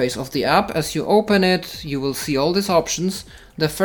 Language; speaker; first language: English; non-native, fluent; Polish